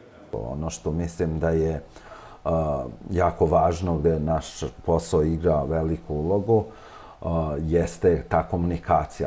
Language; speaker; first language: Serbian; non-native, local second language; Albanian